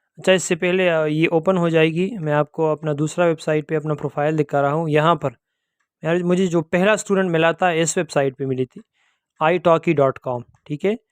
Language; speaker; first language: Urdu; non-native, local second language; Pashto